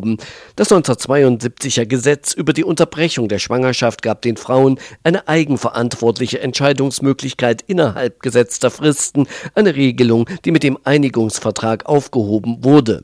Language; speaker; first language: German; native; German